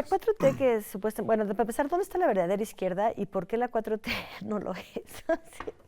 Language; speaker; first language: Spanish; native; Spanish